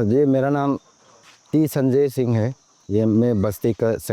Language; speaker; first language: Hindi; non-native, local second language; Manipuri